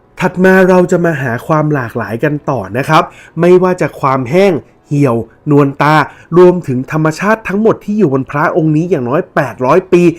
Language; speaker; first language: Thai; native; Thai